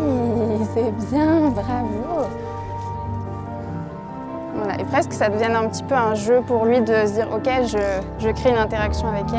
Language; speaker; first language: French; native; French